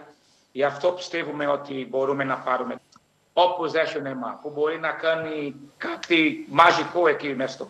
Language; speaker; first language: Greek; non-native, fluent; Portuguese